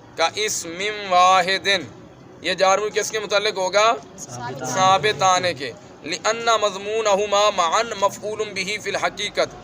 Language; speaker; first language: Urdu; non-native, local second language; Punjabi